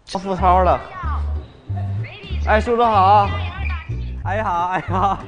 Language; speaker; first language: Chinese; native; Chinese